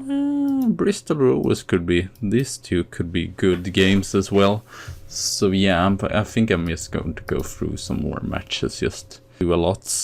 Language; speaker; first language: English; non-native, fluent; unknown